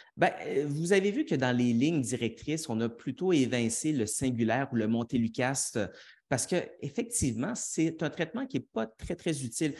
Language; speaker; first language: French; native; French